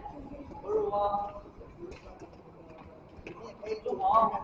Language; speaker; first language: Chinese; native; Chinese